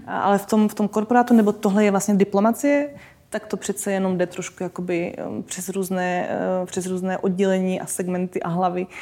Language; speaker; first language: Czech; non-native, local second language; Slovak